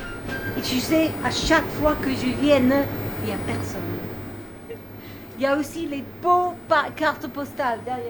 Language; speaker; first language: French; non-native, fluent; English